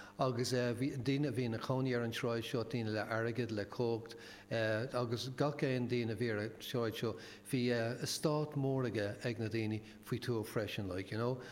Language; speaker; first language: Irish; non-native, local second language; English